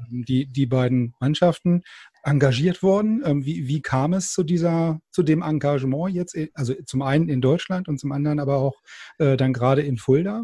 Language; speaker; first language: German; native; German